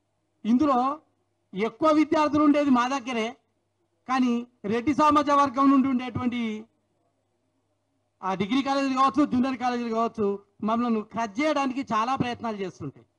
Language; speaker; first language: Telugu; native; Telugu